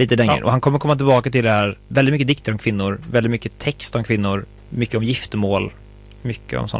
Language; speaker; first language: Swedish; native; Swedish